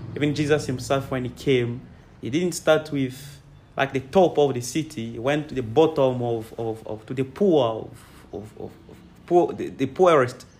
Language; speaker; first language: English; non-native, fluent; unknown